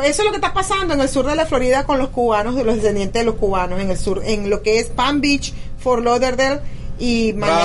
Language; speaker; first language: Spanish; native; Spanish